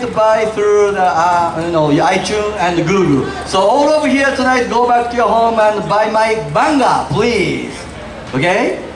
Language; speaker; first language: English; non-native, fluent; Japanese